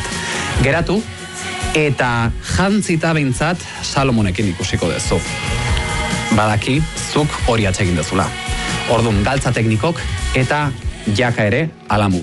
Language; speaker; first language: Basque; native; Basque